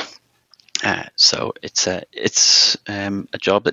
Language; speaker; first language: English; native; English